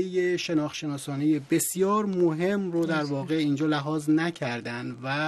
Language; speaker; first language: Persian; native; Persian